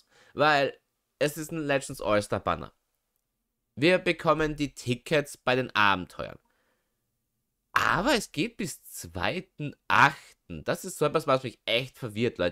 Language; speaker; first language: German; native; German